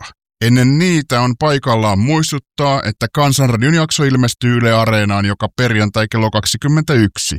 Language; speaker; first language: Finnish; native; Finnish